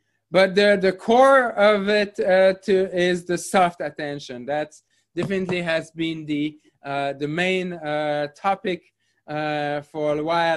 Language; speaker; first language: English; non-native, fluent; French